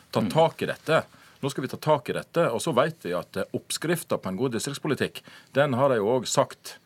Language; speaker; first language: Norwegian; native; Norwegian